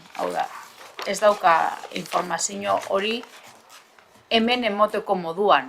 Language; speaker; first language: Basque; native; Basque